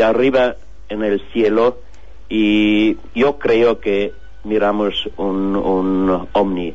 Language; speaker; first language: Spanish; non-native, learner; German